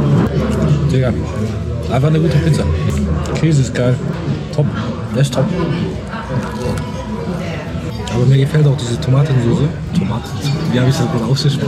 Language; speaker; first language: German; native; German